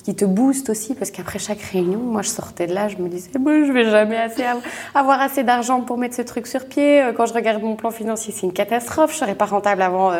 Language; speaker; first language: French; native; French